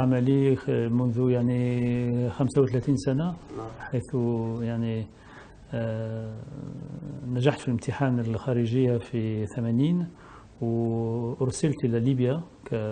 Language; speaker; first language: Arabic; non-native, fluent; French